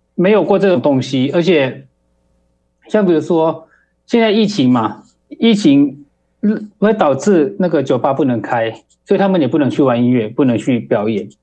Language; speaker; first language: Chinese; early bilingual, heritage; Chinese